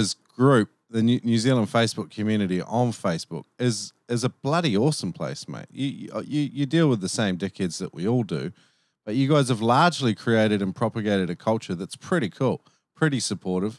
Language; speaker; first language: English; native; English